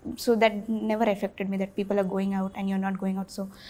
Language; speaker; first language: English; non-native, local second language; Bhojpuri